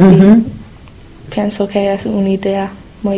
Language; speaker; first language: Spanish; non-native, learner; English